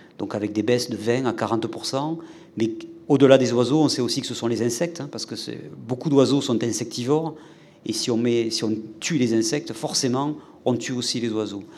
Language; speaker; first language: French; native; French